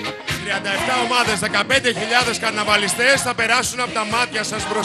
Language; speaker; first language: Greek; native; Greek